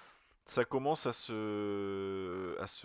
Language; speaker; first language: French; native; French